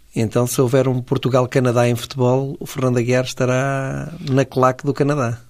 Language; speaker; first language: Portuguese; native; Portuguese